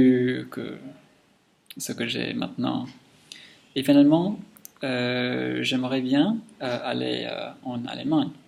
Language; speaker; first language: French; non-native, learner; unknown